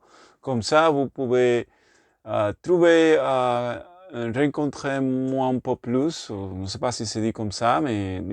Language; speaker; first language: French; non-native, learner; Spanish